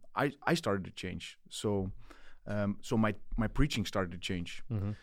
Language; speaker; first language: English; non-native, fluent; Dutch